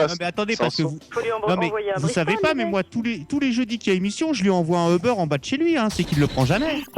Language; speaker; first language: French; native; French